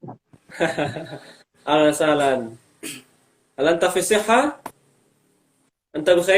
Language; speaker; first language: Arabic; non-native, fluent; Indonesian